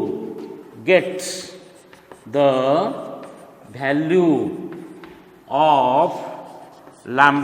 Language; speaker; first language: English; non-native, local second language; Odia